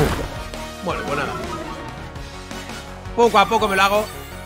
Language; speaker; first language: Spanish; native; Spanish